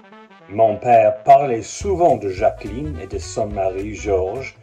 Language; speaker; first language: French; non-native, learner; English